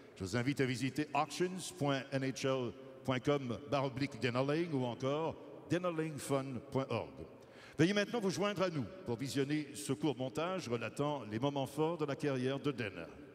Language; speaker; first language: French; native; French